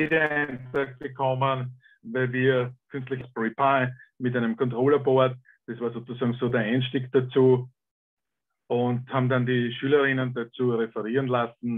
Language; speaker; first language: German; native; German